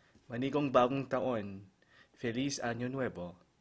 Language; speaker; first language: Spanish; non-native, learner; English